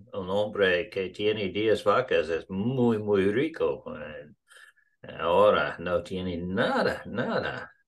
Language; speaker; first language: Spanish; non-native, learner; English